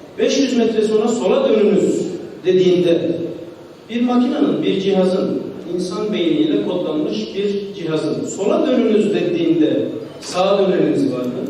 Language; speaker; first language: Turkish; early bilingual, heritage; Turkish